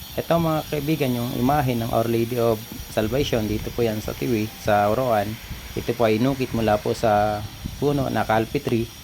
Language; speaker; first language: Filipino; non-native, local second language; Bikol